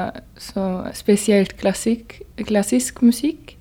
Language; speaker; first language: Norwegian; non-native, learner; German